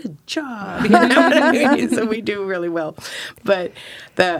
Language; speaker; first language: English; native; English